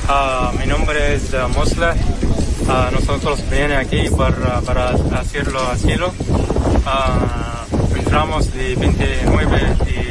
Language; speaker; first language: Spanish; non-native, learner; Arabic